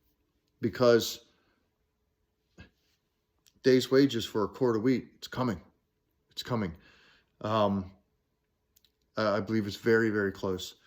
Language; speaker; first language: English; native; English